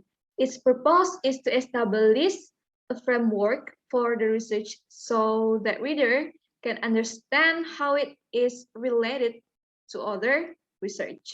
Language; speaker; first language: English; non-native, learner; Indonesian